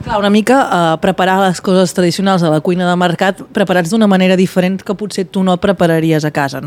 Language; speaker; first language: Catalan; native; Catalan